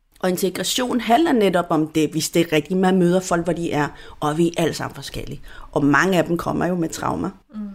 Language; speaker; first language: Danish; non-native, fluent; Spanish